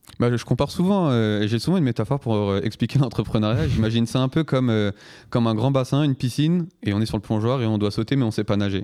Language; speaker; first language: French; early bilingual, other home language; Turkish